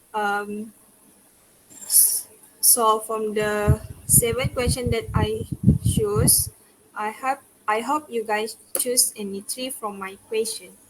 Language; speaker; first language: English; non-native, local second language; Malay